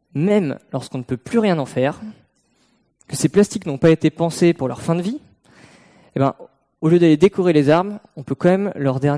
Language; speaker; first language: French; native; French